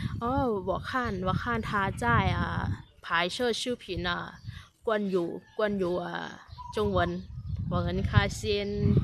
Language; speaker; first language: Chinese; non-native, learner; Thai